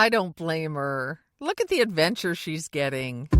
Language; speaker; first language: English; native; English